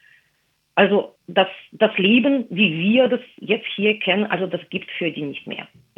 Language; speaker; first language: German; non-native, fluent; Russian